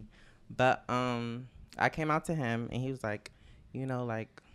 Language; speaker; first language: English; native; English